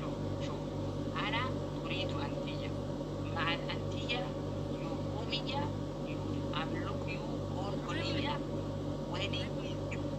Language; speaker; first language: Arabic; non-native, learner; Oromo